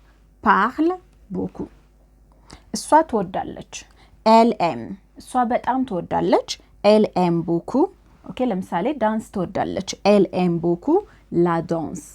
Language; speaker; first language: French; non-native, fluent; Amharic